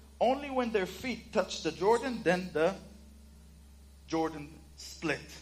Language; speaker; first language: English; non-native, fluent; Hebrew